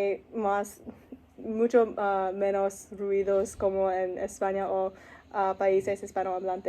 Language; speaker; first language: Spanish; non-native, learner; English